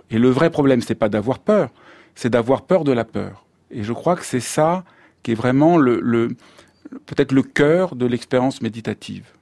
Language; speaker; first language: French; native; French